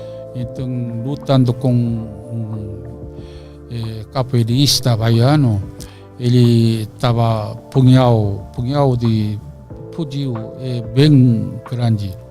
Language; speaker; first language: Portuguese; non-native, learner; Korean